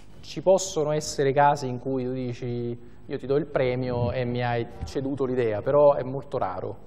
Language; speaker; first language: Italian; native; Italian